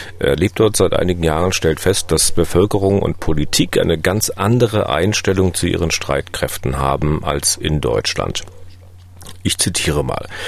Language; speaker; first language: German; native; German